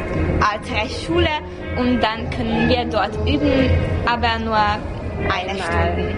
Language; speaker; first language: German; non-native, learner; Hungarian